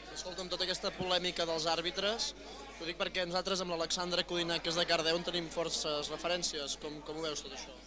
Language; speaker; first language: Catalan; native; Catalan